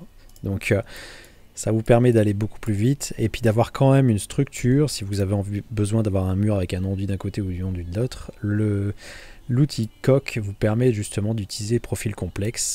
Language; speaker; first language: French; native; French